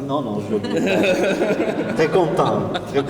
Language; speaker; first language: French; non-native, learner; Italian